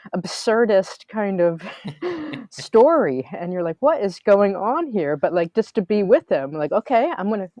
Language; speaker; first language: English; native; English